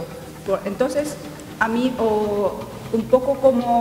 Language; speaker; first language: Spanish; non-native, learner; Japanese